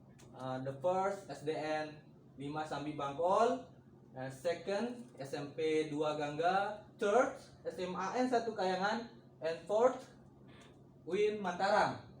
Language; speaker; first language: English; non-native, learner; Indonesian